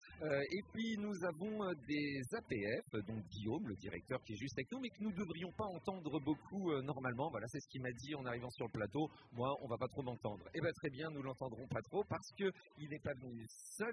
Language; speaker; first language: French; native; French